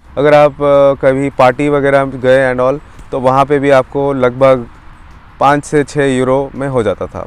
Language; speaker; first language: Hindi; native; Hindi